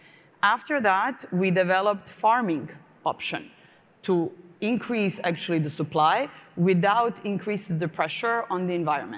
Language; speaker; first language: English; non-native, fluent; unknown